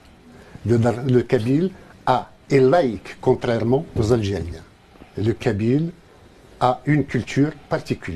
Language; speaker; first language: French; non-native, local second language; Kabyle